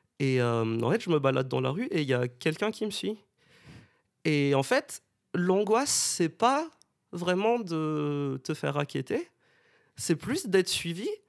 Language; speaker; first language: French; non-native, local second language; Malagasy